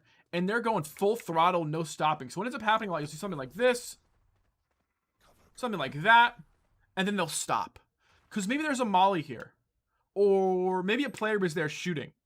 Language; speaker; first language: English; native; English